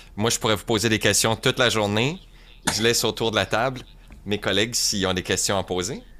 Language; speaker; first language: French; native; French